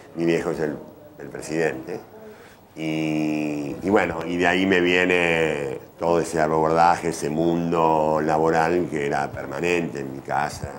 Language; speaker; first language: Spanish; native; Spanish